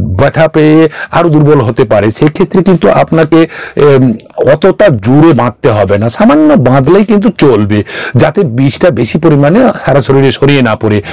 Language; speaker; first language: Bangla; non-native, local second language; Kok Borok